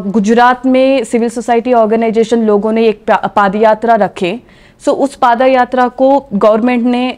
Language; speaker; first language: Hindi; non-native, local second language; Kannada